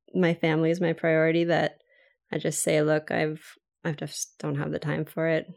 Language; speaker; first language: English; native; English